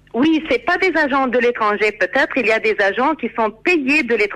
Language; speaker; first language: French; non-native, fluent; Arabic